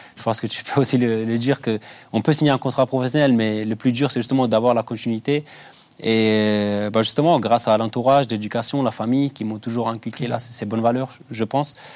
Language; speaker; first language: French; early bilingual, other home language; Albanian